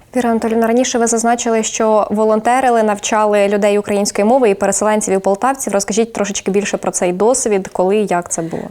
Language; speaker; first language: Ukrainian; native; Ukrainian